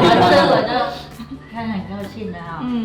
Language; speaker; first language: Chinese; non-native, learner; Vietnamese